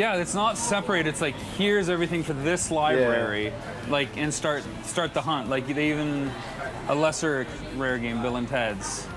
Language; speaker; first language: English; native; English